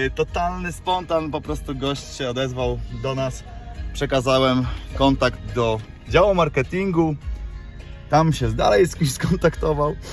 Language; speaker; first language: Polish; native; Polish